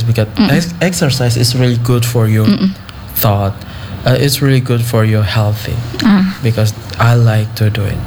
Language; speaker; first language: English; non-native, learner; Indonesian